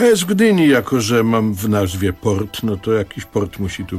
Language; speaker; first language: Polish; native; Polish